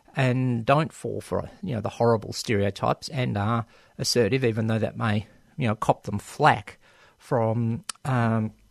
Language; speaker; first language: English; native; English